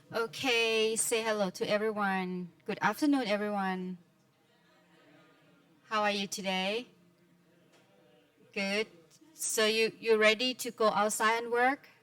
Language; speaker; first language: English; non-native, fluent; Thai